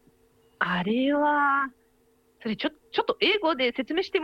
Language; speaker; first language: Japanese; non-native, fluent; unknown